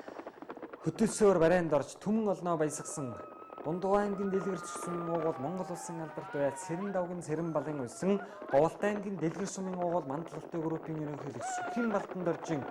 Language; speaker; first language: Mongolian; native; Mongolian